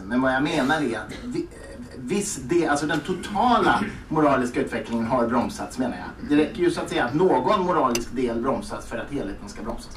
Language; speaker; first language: Swedish; native; Swedish